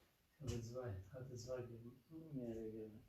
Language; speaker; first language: German; non-native, learner; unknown